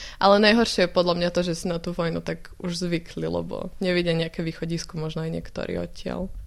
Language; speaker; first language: Slovak; native; Slovak